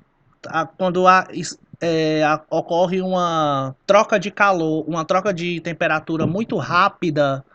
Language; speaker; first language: Portuguese; native; Portuguese